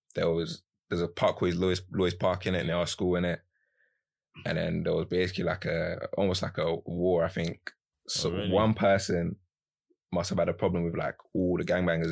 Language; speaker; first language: English; native; English